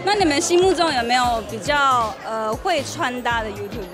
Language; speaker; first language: Chinese; native; Chinese